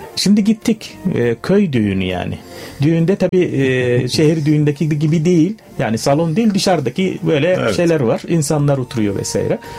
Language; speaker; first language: Turkish; non-native, fluent; Arabic